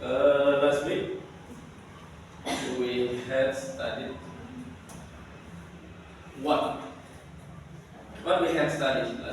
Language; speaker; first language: English; non-native, learner; Indonesian